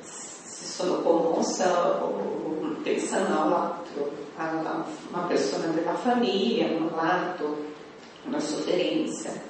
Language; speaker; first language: Italian; non-native, fluent; Portuguese